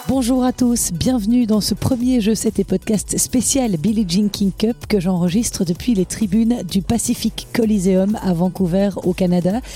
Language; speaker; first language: French; native; French